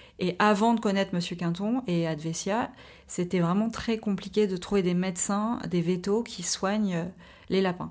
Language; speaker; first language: French; native; French